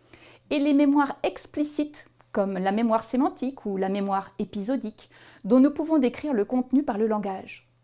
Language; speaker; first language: French; native; French